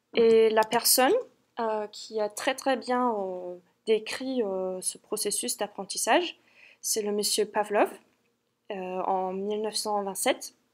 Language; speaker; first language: French; non-native, fluent; German